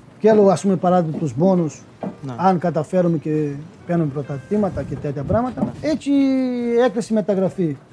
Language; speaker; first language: Greek; non-native, fluent; Portuguese